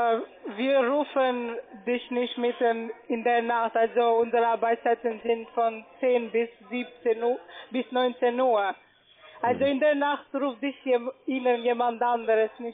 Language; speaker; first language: German; non-native, fluent; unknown